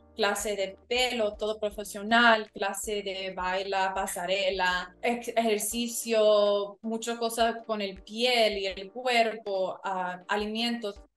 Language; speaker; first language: Spanish; early bilingual, other home language; English